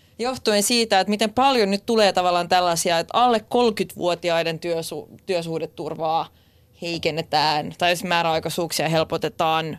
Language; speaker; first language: Finnish; non-native, local second language; Swedish